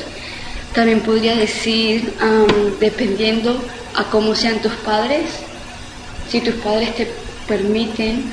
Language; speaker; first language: Spanish; early bilingual, heritage; Spanish